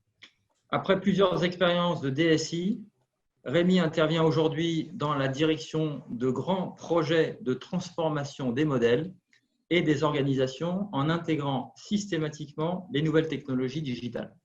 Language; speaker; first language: French; native; French